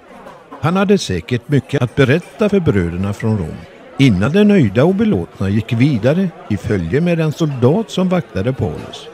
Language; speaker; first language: Swedish; native; Swedish